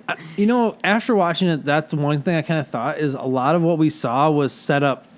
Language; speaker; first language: English; native; English